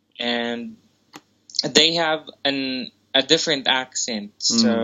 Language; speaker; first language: English; non-native, local second language; Filipino